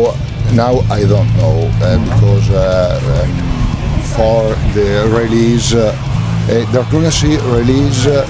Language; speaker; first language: English; non-native, learner; Italian